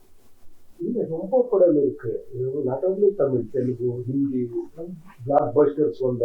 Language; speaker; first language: Tamil; non-native, learner; Kannada